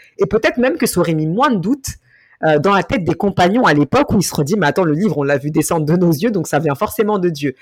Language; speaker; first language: French; native; French